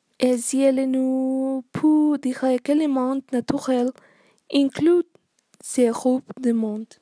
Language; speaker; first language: French; non-native, learner; Spanish